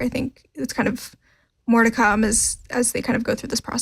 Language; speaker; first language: English; native; English